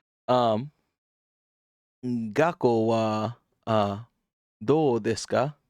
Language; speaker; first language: Japanese; non-native, learner; English